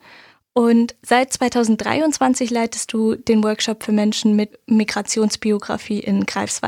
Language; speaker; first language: German; native; German